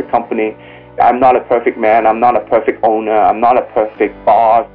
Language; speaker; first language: English; non-native, local second language; Cantonese